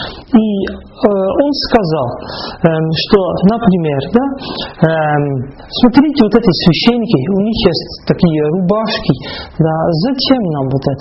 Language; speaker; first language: Russian; non-native, fluent; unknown